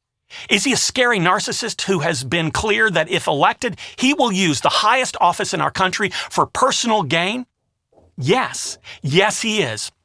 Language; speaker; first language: English; native; English